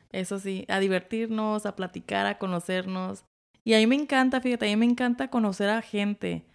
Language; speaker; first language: Spanish; early bilingual, heritage; Spanish